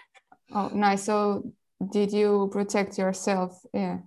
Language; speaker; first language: English; non-native, local second language; Portuguese